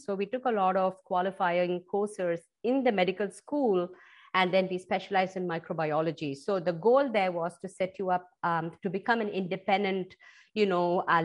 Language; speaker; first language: English; non-native, local second language; Tamil